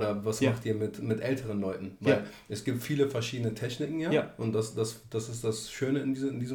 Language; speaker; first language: German; native; German